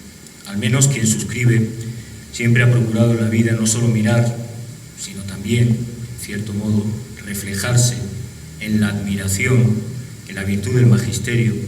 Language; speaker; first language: Spanish; native; Spanish